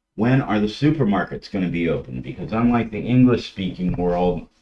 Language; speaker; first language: English; native; English